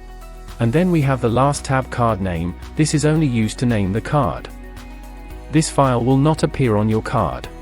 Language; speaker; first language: English; non-native, local second language; Hindi